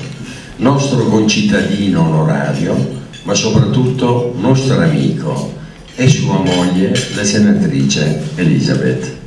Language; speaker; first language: Italian; native; Italian